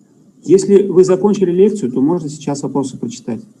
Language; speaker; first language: Russian; native; Russian